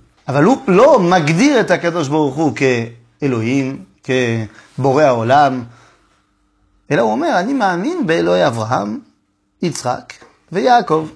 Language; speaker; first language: Hebrew; non-native, fluent; French